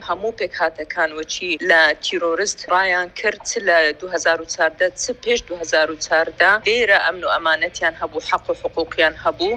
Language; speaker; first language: Central Kurdish; non-native, local second language; Kurdish